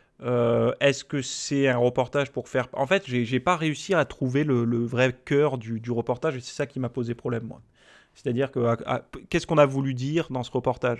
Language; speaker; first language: French; native; French